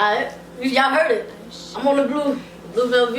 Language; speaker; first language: English; native; English